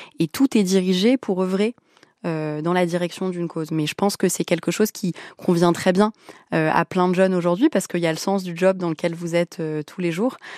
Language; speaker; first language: French; early bilingual, other home language; Arabic